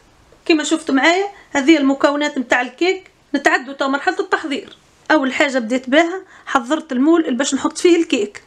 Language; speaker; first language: Arabic; native; Arabic